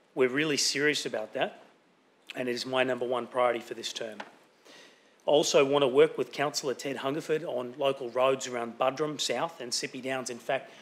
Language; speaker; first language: English; native; English